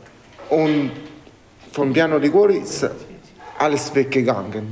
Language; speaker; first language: German; non-native, learner; Italian